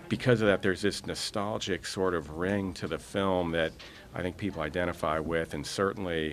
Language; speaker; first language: English; native; English